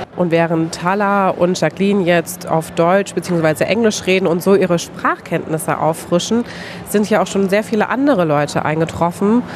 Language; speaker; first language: German; native; German